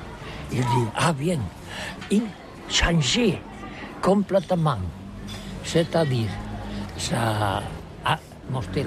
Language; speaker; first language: French; non-native, learner; Catalan